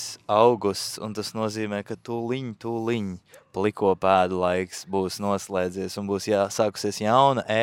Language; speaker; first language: Latvian; native; Latvian